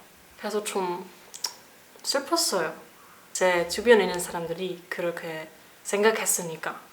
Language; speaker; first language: Korean; non-native, learner; German